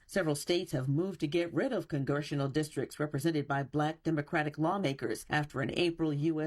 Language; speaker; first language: English; native; English